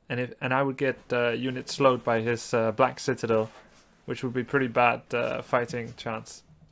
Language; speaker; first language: English; non-native, fluent; Dutch